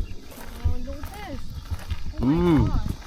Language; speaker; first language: English; non-native, local second language; Hindi